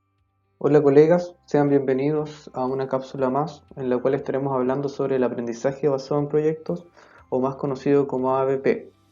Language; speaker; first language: Spanish; native; Spanish